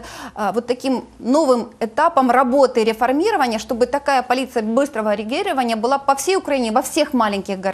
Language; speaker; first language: Russian; native; Russian